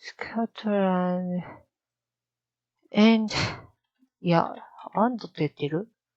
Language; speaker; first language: English; non-native, learner; Japanese